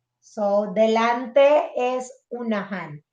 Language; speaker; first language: Spanish; non-native, fluent; Filipino